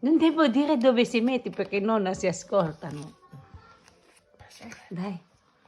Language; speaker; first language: Italian; non-native, local second language; Filipino